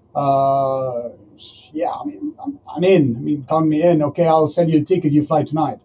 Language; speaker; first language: English; non-native, fluent; Spanish